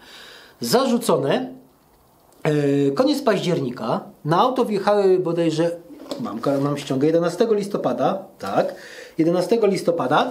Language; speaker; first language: Polish; native; Polish